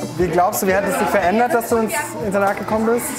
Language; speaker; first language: German; native; German